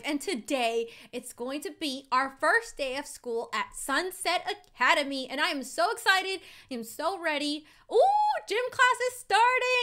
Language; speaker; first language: English; native; English